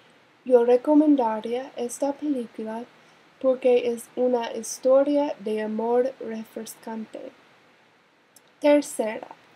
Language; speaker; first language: Spanish; non-native, learner; English